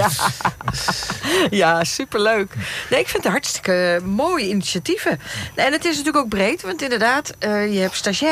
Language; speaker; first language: Dutch; native; Dutch